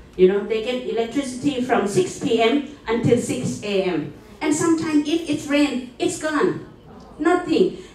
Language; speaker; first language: English; non-native, fluent; Thai